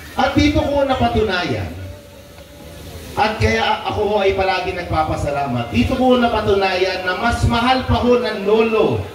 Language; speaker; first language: Filipino; native; Filipino